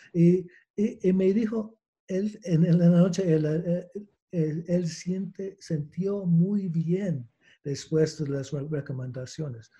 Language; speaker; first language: Spanish; non-native, learner; English